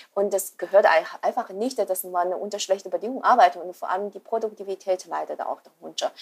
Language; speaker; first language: German; non-native, fluent; Chinese